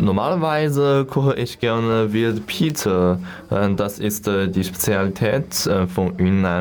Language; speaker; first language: German; non-native, learner; Chinese